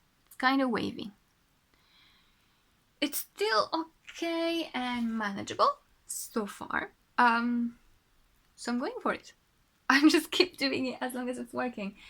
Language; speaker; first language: English; non-native, fluent; French